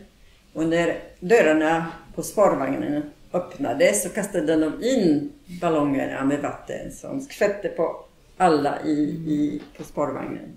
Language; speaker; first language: Swedish; non-native, fluent; Polish